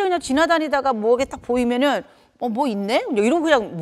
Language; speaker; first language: Korean; native; Korean